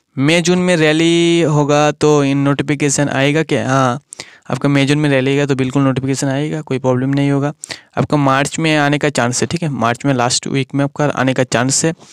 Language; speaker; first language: Hindi; non-native, local second language; Bangla